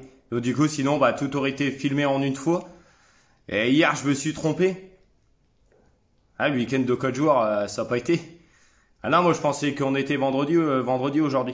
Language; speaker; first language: French; native; French